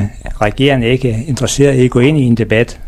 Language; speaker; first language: Danish; native; Danish